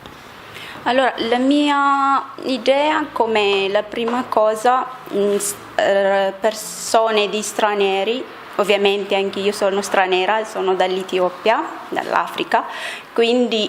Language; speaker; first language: Italian; non-native, learner; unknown